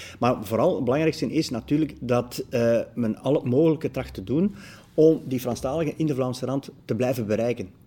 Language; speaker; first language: Dutch; native; Dutch